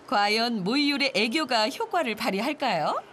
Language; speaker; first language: Korean; native; Korean